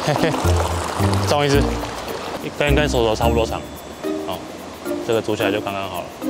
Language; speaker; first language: Chinese; native; Chinese